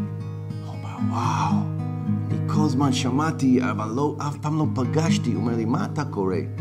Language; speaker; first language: Hebrew; non-native, fluent; English